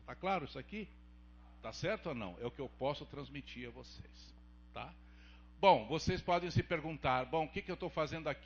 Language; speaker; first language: Portuguese; native; Portuguese